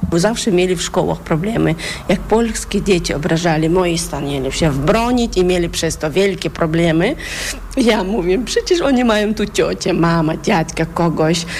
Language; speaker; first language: Polish; non-native, fluent; Chechen